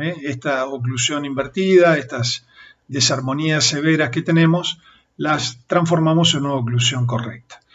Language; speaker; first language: Spanish; native; Spanish